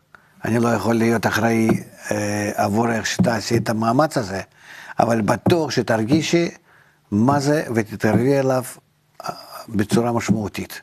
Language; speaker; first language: Hebrew; non-native, fluent; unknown